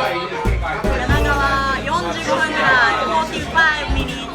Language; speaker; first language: Japanese; native; Japanese